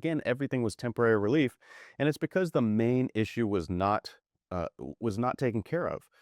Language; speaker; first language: English; native; English